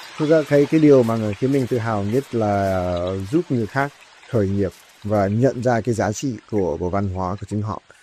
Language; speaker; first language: Vietnamese; early bilingual, heritage; Vietnamese